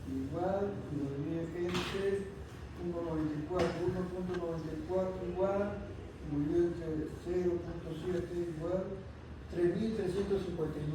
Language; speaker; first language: Spanish; native; Spanish